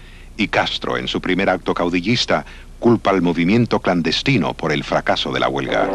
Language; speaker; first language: Spanish; native; Spanish